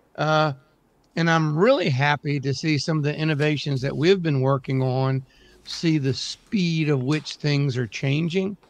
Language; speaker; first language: English; native; English